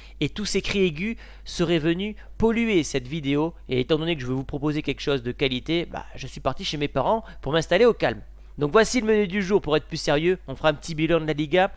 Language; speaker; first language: French; native; French